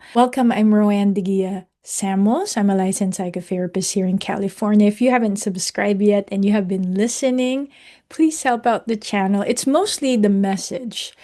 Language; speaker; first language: English; non-native, local second language; Filipino